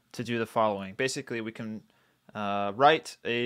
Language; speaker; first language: English; native; English